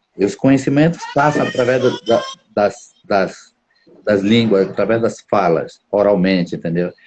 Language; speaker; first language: Portuguese; non-native, local second language; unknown